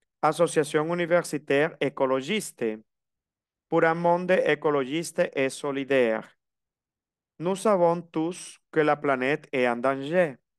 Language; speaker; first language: French; non-native, fluent; Spanish